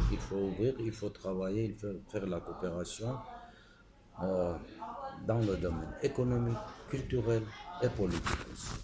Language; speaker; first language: French; non-native, fluent; Armenian